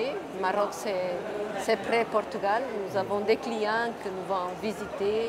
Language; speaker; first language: French; non-native, fluent; Portuguese